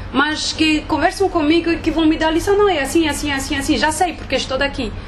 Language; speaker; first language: Portuguese; non-native, fluent; French